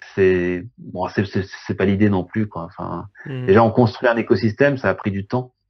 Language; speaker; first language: French; native; French